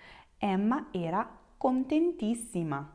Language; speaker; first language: Italian; native; Italian